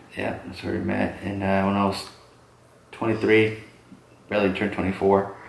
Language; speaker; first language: English; native; English